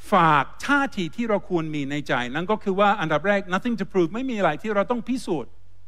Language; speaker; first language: Thai; non-native, fluent; English